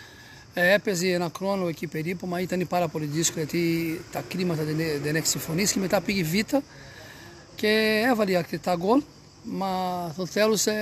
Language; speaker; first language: Greek; non-native, learner; Portuguese